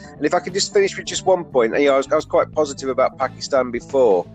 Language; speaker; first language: English; native; English